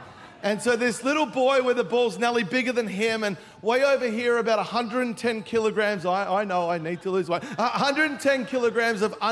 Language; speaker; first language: English; native; English